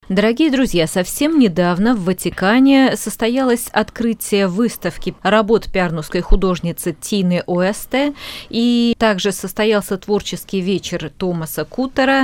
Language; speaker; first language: Russian; native; Russian